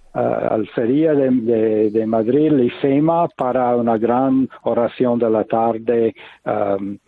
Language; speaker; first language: Spanish; non-native, fluent; English